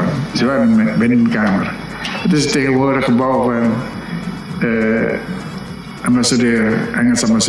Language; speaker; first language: Dutch; non-native, local second language; Minangkabau